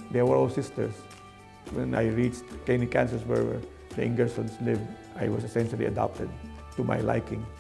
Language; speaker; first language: English; non-native, local second language; Filipino